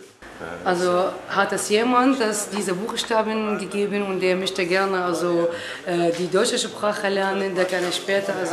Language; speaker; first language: German; non-native, learner; Arabic